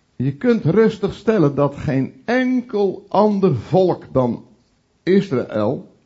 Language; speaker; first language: Dutch; native; Dutch